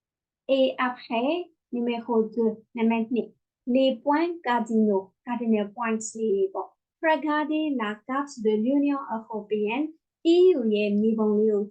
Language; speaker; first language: French; non-native, fluent; Burmese